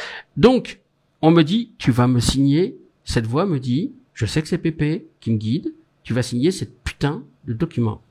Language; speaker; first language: French; native; French